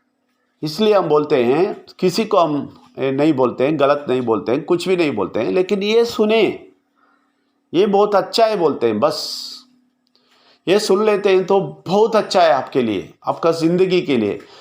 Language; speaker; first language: Hindi; non-native, local second language; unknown